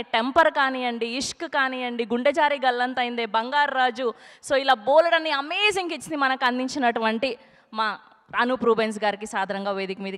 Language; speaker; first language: Telugu; native; Telugu